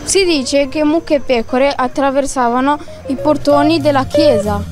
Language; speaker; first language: Italian; native; Italian